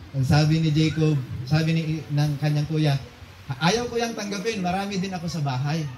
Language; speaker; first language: Filipino; non-native, local second language; Cebuano